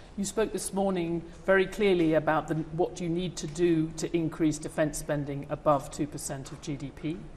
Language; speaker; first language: English; native; English